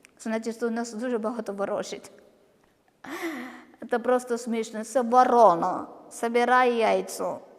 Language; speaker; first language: Ukrainian; non-native, learner; Malayalam